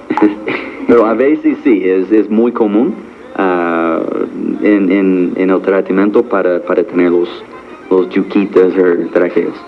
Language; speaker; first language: Spanish; non-native, fluent; English